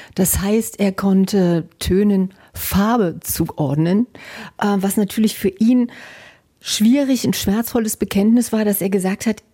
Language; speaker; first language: German; native; German